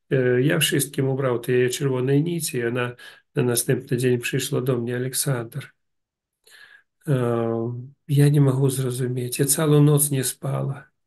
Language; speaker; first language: Polish; non-native, learner; Russian